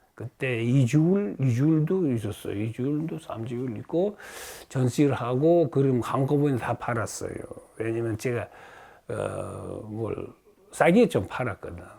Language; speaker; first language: Korean; early bilingual, heritage; Russian